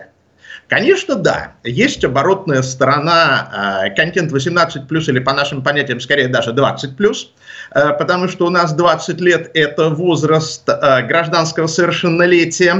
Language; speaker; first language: Russian; native; Russian